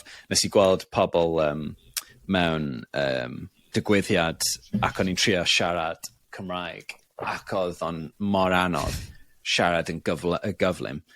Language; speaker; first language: Welsh; non-native, local second language; English